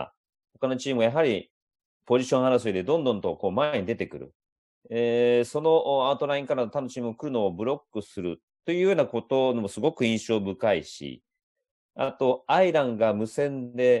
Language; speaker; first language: Japanese; native; Japanese